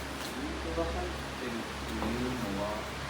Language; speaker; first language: Japanese; native; Japanese